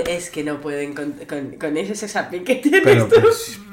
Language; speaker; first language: Spanish; native; Spanish